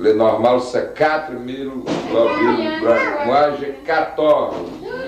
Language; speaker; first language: French; non-native, local second language; Portuguese